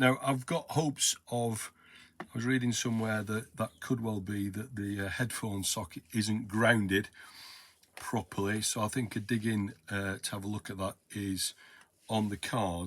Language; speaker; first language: English; native; English